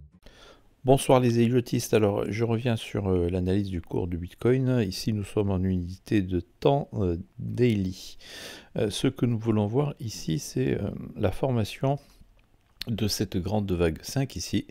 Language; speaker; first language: French; native; French